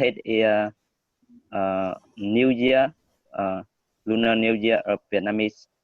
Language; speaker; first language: English; non-native, learner; Vietnamese